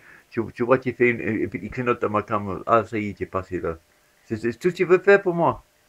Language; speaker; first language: French; non-native, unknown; English